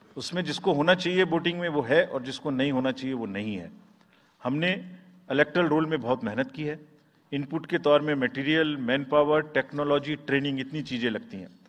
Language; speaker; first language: Hindi; native; Hindi